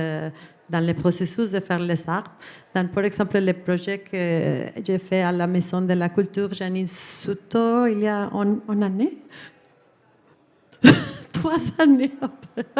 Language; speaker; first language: French; non-native, fluent; Spanish